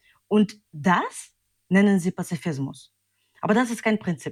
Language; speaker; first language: German; non-native, fluent; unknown